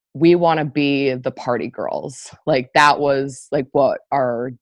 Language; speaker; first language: English; native; English